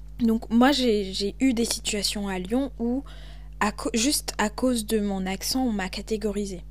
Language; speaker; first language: French; native; French